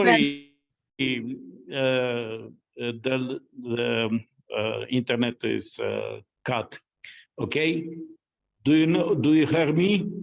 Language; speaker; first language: English; non-native, fluent; Romanian